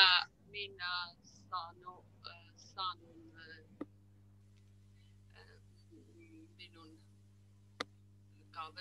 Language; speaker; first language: Finnish; non-native, learner; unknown